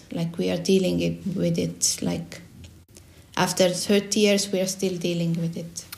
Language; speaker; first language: English; non-native, fluent; Estonian